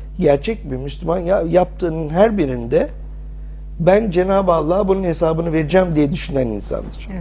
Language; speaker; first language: Turkish; early bilingual, heritage; English